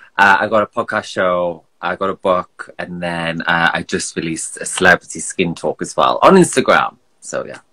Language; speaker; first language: English; native; English